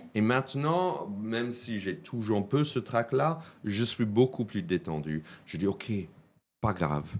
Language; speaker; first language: French; non-native, fluent; English